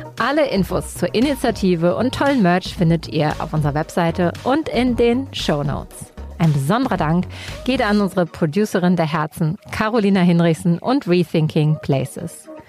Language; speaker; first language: German; native; German